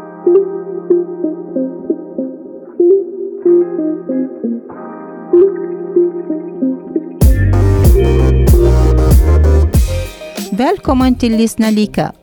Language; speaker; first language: Swedish; non-native, learner; Arabic